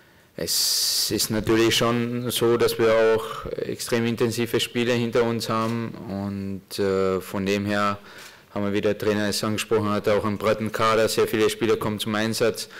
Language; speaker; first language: German; native; German